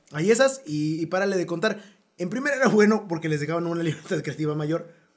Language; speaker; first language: Spanish; native; Spanish